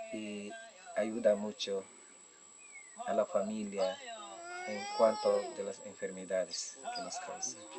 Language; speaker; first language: Spanish; non-native, local second language; Shipibo-Conibo